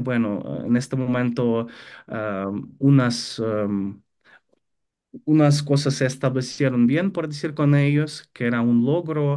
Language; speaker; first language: Spanish; non-native, fluent; Ukrainian